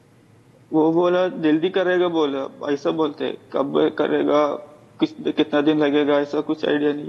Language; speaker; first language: Hindi; non-native, local second language; Malayalam